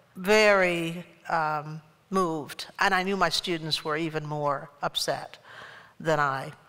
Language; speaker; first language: English; native; English